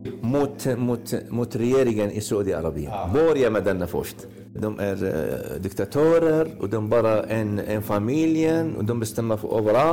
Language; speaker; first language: Swedish; non-native, learner; Arabic